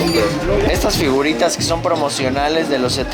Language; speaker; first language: Spanish; native; Spanish